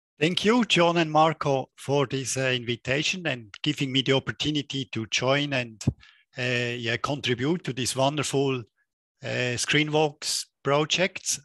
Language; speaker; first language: English; non-native, fluent; German